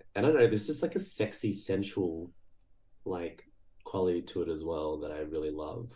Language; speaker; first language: English; early bilingual, other home language; Portuguese